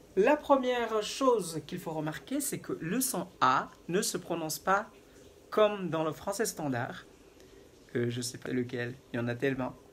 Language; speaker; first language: French; non-native, fluent; Indonesian